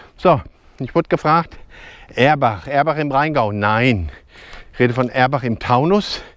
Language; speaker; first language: German; native; German